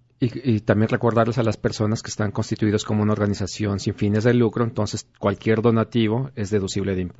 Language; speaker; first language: Spanish; native; Spanish